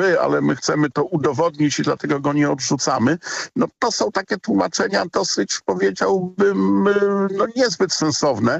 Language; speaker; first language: Polish; native; Polish